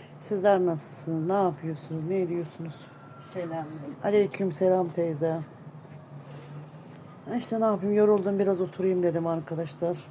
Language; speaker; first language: Turkish; native; Turkish